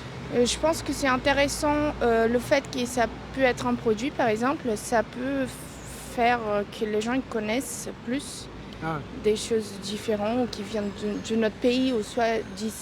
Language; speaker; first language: French; non-native, fluent; Portuguese